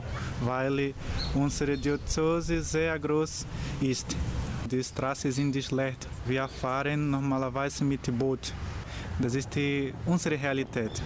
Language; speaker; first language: German; non-native, learner; Portuguese